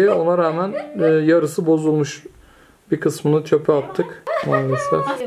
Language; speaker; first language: Turkish; native; Turkish